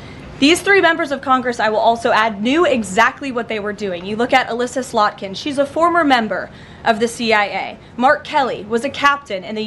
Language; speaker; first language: English; native; English